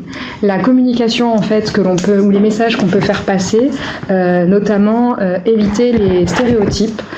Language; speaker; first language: French; native; French